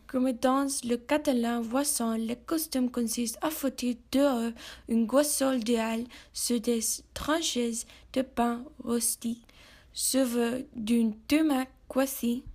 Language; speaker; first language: French; non-native, learner; English